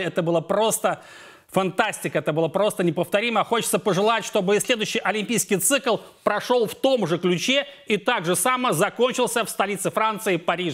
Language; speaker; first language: Russian; native; Russian